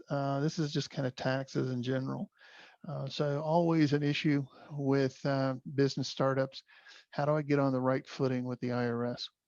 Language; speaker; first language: English; native; English